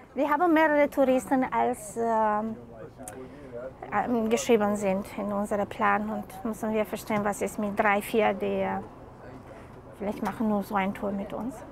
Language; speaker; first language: German; non-native, fluent; Romanian